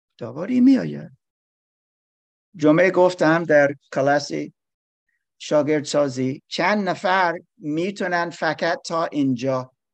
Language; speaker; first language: Persian; non-native, learner; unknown